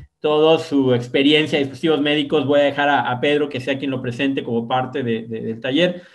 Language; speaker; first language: Spanish; native; Spanish